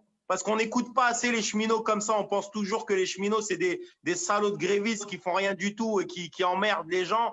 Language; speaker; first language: French; native; French